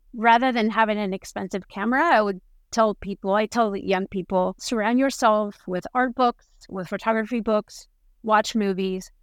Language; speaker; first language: English; non-native, fluent; Spanish